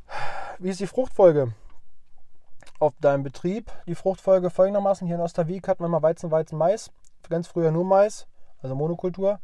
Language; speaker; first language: German; native; German